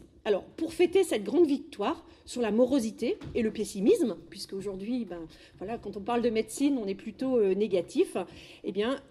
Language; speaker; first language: French; native; French